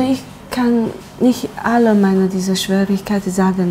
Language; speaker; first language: German; non-native, learner; Chinese